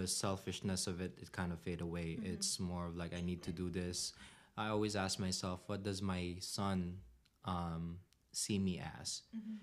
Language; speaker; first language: English; non-native, local second language; Filipino